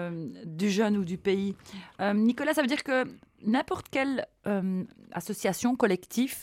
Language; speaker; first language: French; native; French